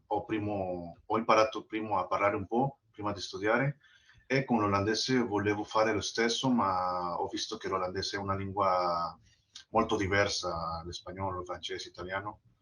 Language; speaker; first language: Italian; non-native, learner; Spanish